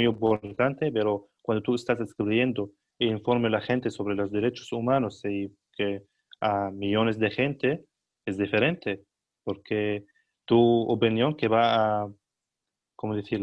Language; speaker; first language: Spanish; non-native, learner; Arabic